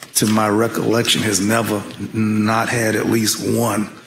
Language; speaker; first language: English; native; English